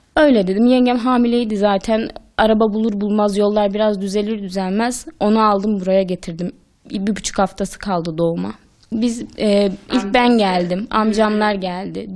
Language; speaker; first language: Turkish; native; Turkish